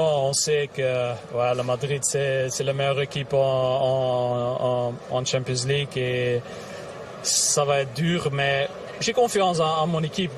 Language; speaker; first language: French; non-native, local second language; Dutch